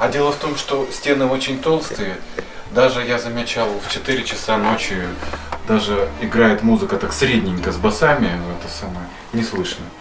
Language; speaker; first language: Russian; native; Russian